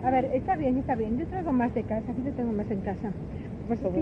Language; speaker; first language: Spanish; native; Spanish